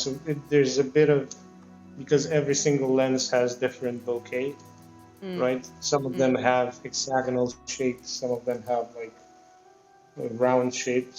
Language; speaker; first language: English; non-native, fluent; Romanian